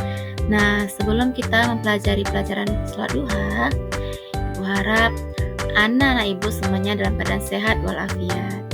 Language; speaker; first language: Indonesian; native; Indonesian